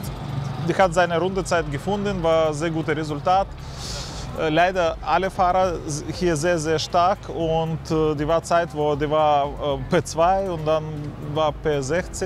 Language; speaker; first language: German; non-native, learner; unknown